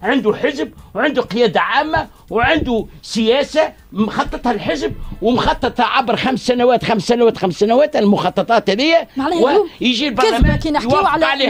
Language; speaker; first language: Arabic; native; Arabic